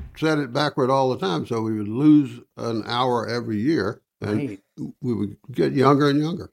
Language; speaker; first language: English; native; English